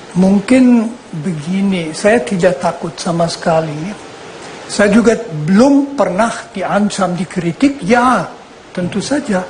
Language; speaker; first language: Indonesian; non-native, fluent; German